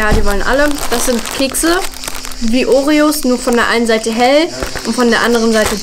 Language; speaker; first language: German; native; German